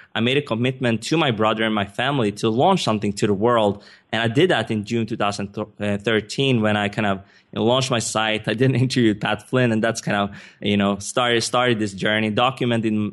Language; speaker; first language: English; non-native, fluent; Swedish